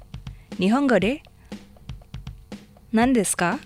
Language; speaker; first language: Japanese; non-native, fluent; Indonesian